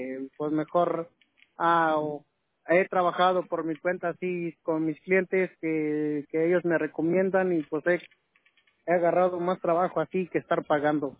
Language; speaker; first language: Spanish; native; Spanish